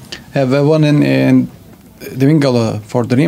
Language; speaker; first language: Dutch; non-native, learner; Turkish